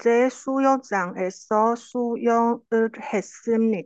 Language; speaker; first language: Korean; non-native, learner; Chinese